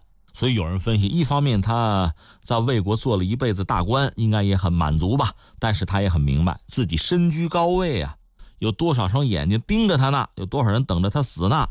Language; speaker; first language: Chinese; native; Chinese